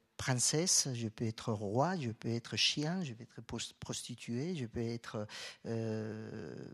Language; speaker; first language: French; non-native, fluent; Spanish